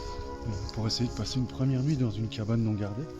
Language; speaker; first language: French; native; French